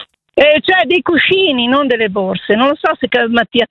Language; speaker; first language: Italian; native; Italian